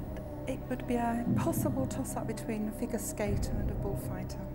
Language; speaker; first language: English; native; English